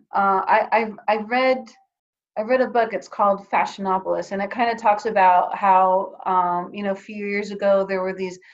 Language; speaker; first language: English; early bilingual, other home language; Greek